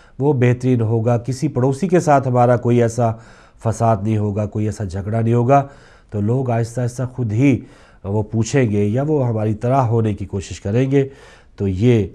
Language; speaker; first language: Urdu; native; Urdu